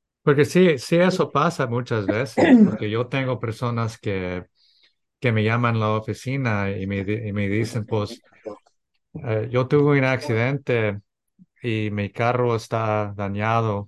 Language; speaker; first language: Spanish; early bilingual, heritage; English